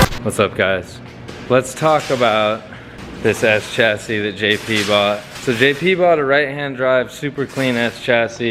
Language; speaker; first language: English; native; English